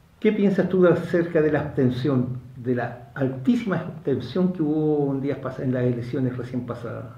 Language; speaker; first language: Spanish; native; Spanish